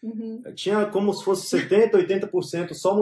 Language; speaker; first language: Portuguese; native; Portuguese